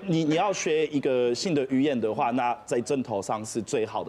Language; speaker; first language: Chinese; non-native, fluent; French